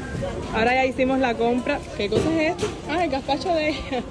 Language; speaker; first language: Spanish; native; Spanish